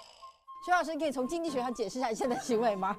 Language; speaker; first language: Chinese; native; Chinese